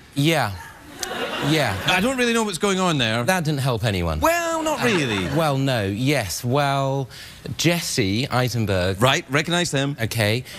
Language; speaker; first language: English; native; English